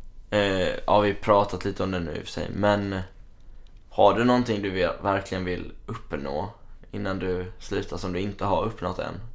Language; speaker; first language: Swedish; native; Swedish